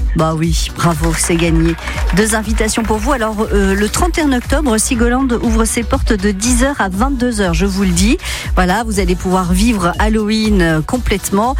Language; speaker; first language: French; native; French